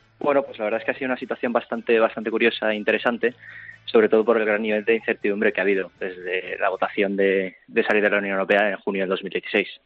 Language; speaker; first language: Spanish; native; Spanish